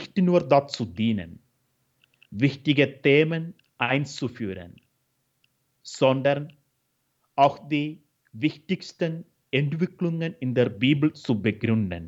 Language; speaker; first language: German; non-native, fluent; Malayalam